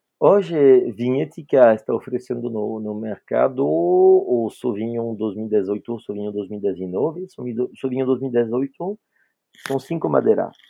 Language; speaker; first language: Portuguese; non-native, fluent; French